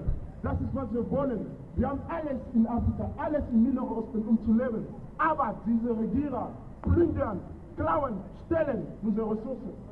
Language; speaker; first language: German; non-native, fluent; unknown